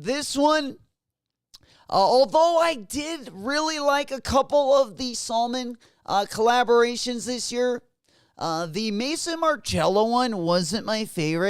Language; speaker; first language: English; native; English